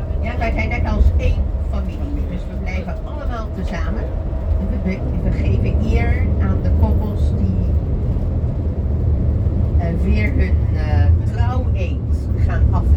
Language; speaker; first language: Dutch; non-native, fluent; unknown